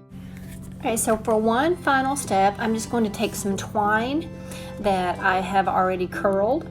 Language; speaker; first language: English; native; English